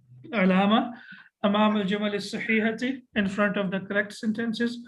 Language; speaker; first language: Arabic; non-native, fluent; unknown